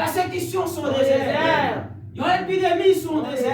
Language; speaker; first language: French; non-native, local second language; Haitian Creole